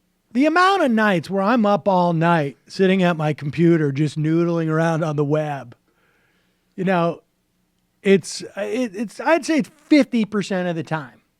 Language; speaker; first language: English; native; English